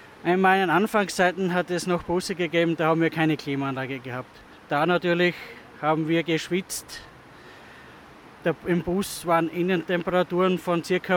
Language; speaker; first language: German; native; German